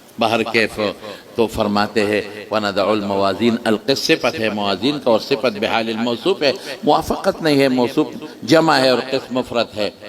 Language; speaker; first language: Urdu; non-native, local second language; Pashto